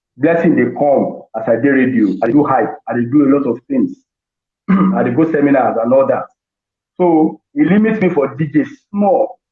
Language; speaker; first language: Nigerian Pidgin; non-native, local second language; Yoruba